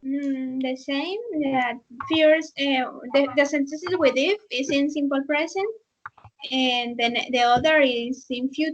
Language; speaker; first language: English; non-native, learner; Spanish